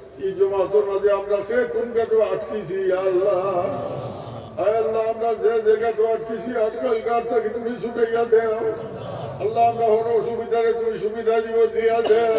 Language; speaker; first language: Urdu; non-native, local second language; Bangla